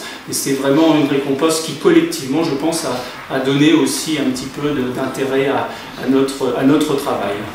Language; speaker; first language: French; native; French